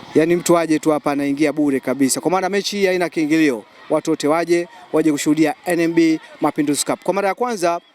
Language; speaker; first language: Swahili; native; Swahili